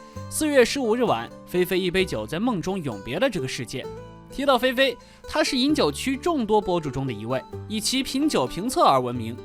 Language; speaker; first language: Chinese; native; Chinese